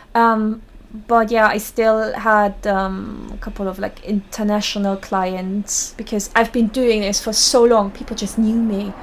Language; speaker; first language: English; non-native, fluent; German